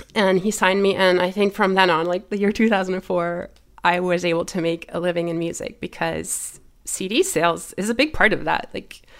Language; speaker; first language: English; early bilingual, other home language; German